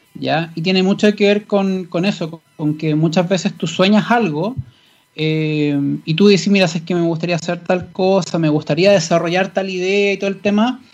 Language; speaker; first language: Spanish; native; Spanish